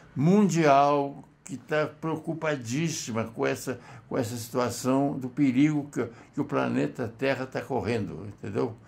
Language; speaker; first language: Portuguese; native; Portuguese